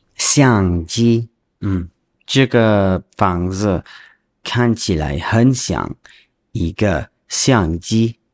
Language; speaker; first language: Chinese; non-native, learner; English